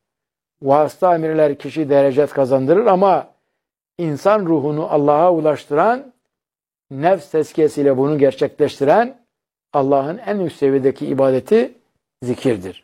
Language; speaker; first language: Turkish; native; Turkish